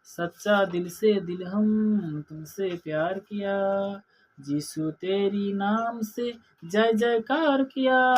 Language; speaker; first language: Hindi; non-native, local second language; Bangla